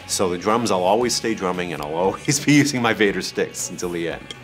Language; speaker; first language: English; native; English